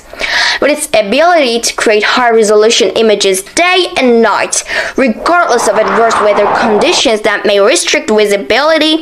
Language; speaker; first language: English; non-native, fluent; Turkish